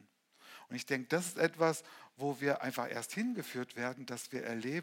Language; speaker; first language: German; native; German